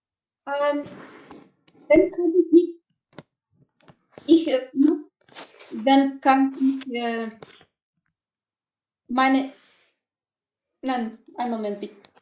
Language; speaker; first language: German; non-native, learner; Macedonian